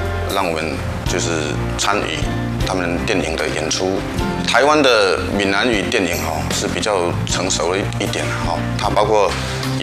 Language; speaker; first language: Chinese; non-native, local second language; Min Nan Chinese